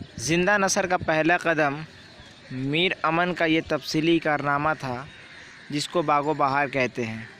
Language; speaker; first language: Urdu; native; Urdu